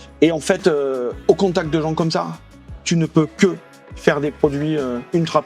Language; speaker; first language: French; native; French